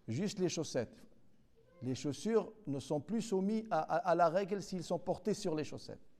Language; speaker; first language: French; non-native, local second language; Arabic